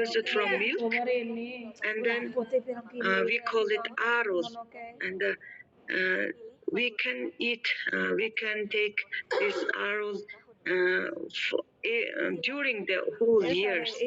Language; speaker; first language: English; non-native, learner; Mongolian